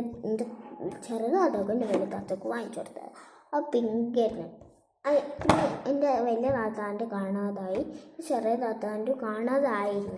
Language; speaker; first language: Malayalam; native; Malayalam